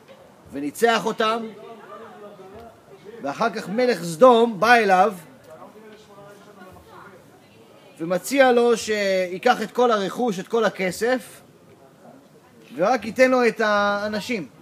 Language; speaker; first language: Hebrew; early bilingual, heritage; English